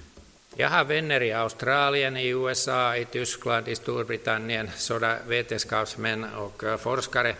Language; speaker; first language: Swedish; non-native, local second language; Finnish